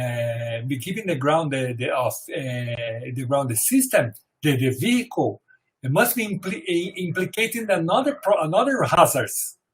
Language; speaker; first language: English; non-native, fluent; Portuguese